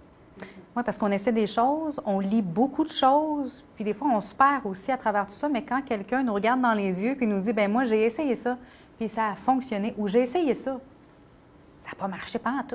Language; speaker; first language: French; native; French